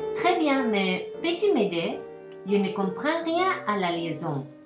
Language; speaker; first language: French; non-native, learner; Spanish